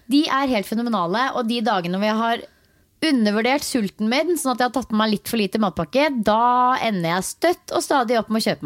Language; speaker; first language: Norwegian; native; Norwegian